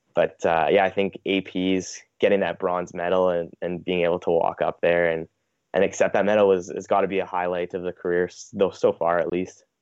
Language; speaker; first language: English; native; English